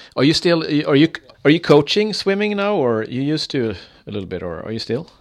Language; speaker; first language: English; non-native, fluent; Swedish